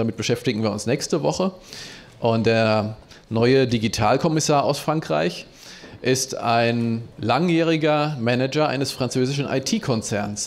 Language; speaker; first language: German; native; German